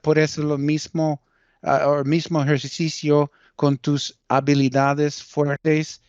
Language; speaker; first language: Spanish; early bilingual, heritage; Spanish